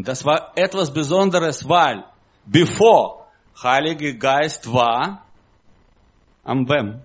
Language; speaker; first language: German; non-native, learner; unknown